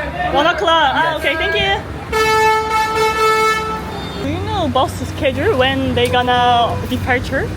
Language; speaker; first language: English; non-native, learner; Korean